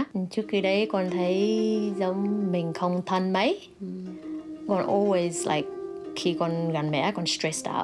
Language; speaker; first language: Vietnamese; early bilingual, heritage; Vietnamese